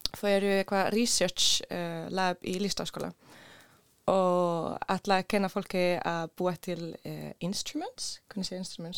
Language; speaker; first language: Icelandic; non-native, learner; Swedish